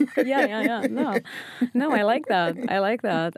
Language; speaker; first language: English; non-native, fluent; Portuguese